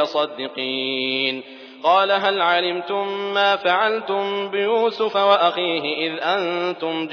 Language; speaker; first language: Arabic; native; Arabic